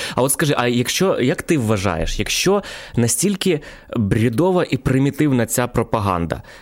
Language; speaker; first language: Ukrainian; native; Ukrainian